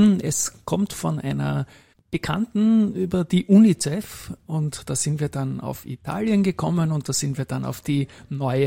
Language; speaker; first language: German; native; German